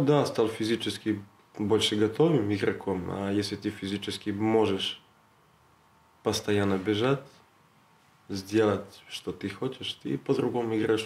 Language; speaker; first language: Russian; non-native, learner; Serbian